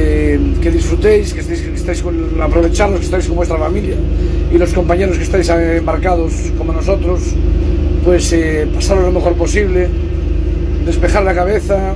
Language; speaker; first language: Spanish; native; Spanish